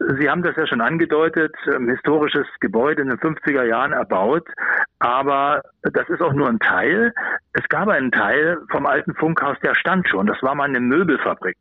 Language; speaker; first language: German; native; German